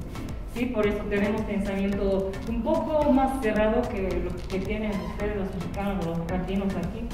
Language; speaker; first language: Spanish; non-native, fluent; Japanese